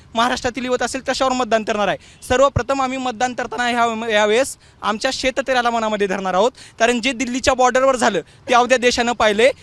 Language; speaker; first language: Marathi; native; Marathi